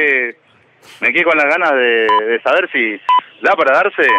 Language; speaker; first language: Spanish; native; Spanish